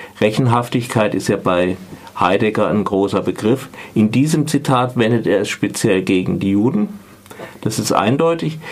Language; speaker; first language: German; native; German